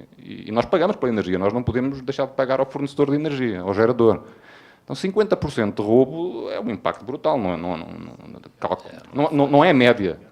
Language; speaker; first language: Portuguese; native; Portuguese